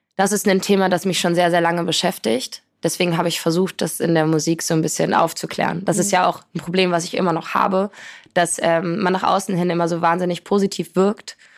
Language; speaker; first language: German; early bilingual, other home language; Polish